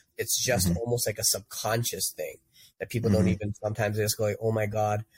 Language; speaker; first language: English; native; English